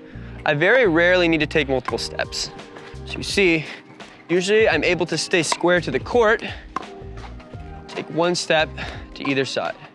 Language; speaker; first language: English; native; English